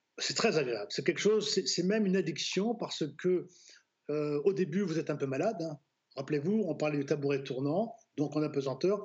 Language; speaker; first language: French; native; French